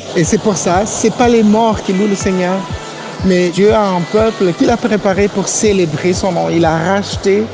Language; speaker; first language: French; non-native, local second language; Malagasy